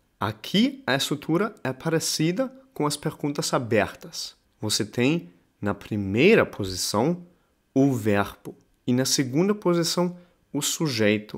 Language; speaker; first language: Portuguese; non-native, fluent; German